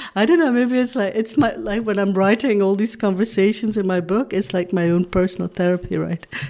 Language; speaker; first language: English; non-native, fluent; Dutch